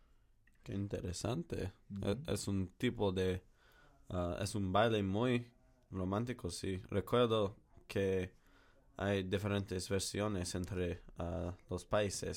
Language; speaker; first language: Spanish; non-native, learner; English